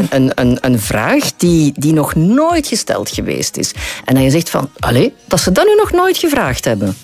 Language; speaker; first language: Dutch; native; Dutch